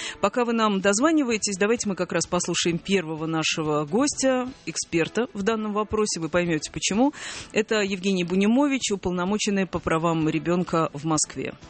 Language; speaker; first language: Russian; native; Russian